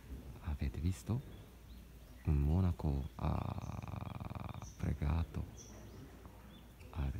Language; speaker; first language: Italian; non-native, learner; Japanese